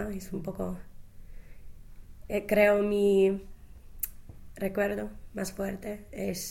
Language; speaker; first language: Spanish; non-native, fluent; English